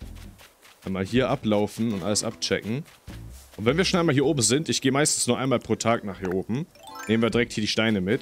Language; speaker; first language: German; native; German